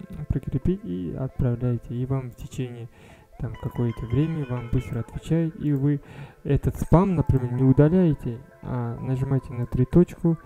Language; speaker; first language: Russian; non-native, fluent; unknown